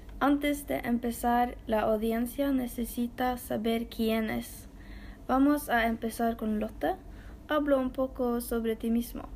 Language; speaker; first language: Spanish; non-native, learner; Norwegian